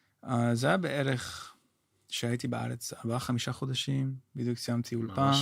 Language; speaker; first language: Hebrew; non-native, fluent; Dutch